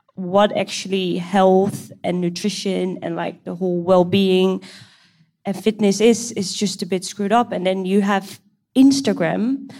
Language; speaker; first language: English; non-native, fluent; Dutch